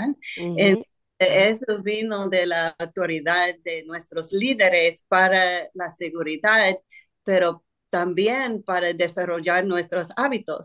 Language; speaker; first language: Spanish; non-native, fluent; English